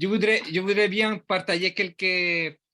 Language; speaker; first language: French; non-native, learner; Spanish